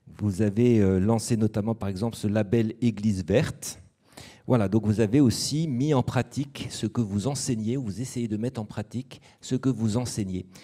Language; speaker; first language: French; native; French